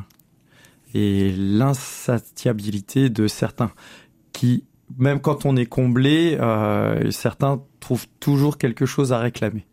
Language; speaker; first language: French; native; French